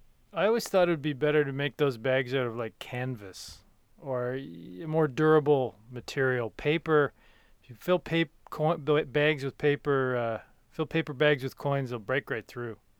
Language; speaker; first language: English; native; English